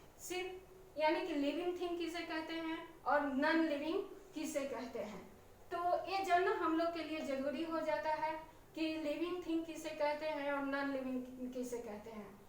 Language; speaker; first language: Hindi; native; Hindi